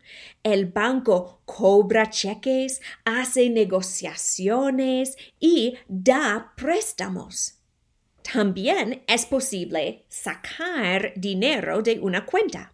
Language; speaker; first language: Spanish; non-native, fluent; English